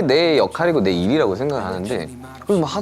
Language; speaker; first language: Korean; native; Korean